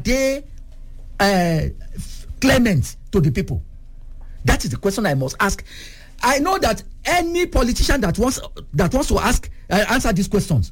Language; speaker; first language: English; non-native, local second language; Yoruba